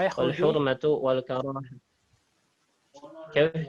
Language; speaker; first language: Arabic; non-native, learner; Indonesian